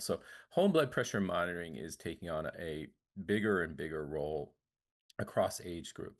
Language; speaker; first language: English; native; English